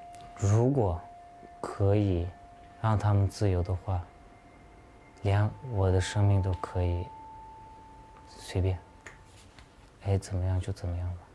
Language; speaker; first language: Chinese; non-native, local second language; Uyghur